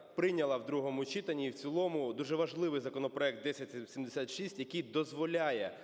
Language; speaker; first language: Ukrainian; native; Ukrainian